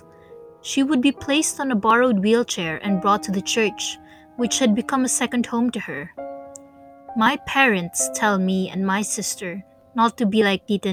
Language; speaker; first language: English; non-native, local second language; Filipino